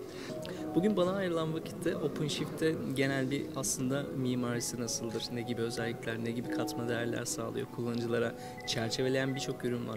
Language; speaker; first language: Turkish; native; Turkish